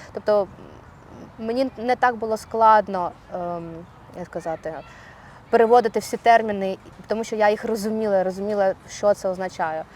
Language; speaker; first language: Ukrainian; non-native, local second language; Russian